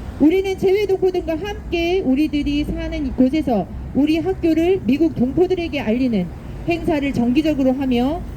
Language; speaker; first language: Korean; native; Korean